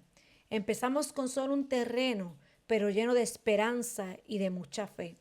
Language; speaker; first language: Spanish; native; Spanish